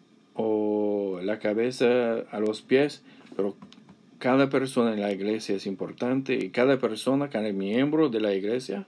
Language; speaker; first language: Spanish; non-native, fluent; English